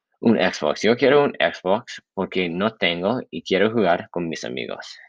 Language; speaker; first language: Spanish; non-native, learner; English